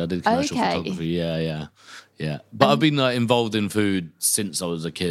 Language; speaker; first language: English; native; English